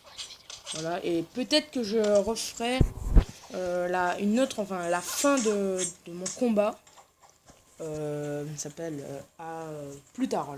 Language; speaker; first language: French; native; French